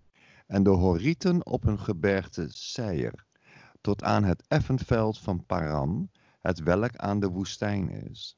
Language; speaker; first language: Dutch; native; Dutch